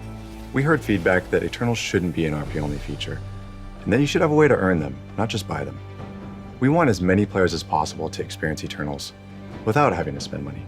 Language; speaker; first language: English; native; English